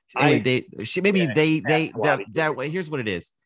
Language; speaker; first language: English; native; English